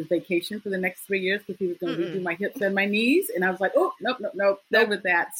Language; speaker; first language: English; native; English